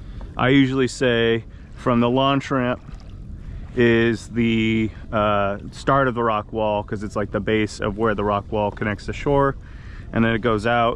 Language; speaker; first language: English; native; English